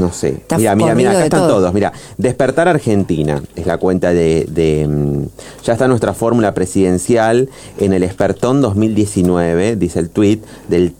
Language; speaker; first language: Spanish; native; Spanish